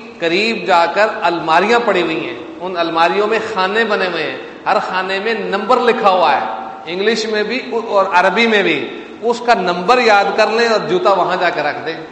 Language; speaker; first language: Urdu; native; Urdu